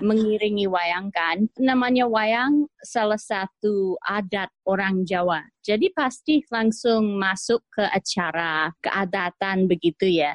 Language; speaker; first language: Indonesian; non-native, fluent; English